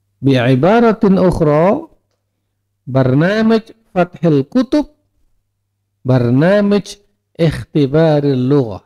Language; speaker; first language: Arabic; non-native, fluent; Indonesian